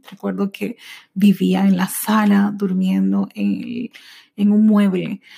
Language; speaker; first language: Spanish; early bilingual, heritage; Spanish